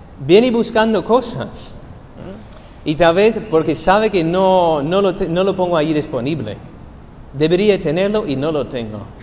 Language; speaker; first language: Spanish; non-native, fluent; English